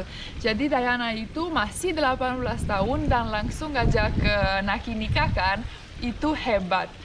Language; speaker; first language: Indonesian; non-native, fluent; Romanian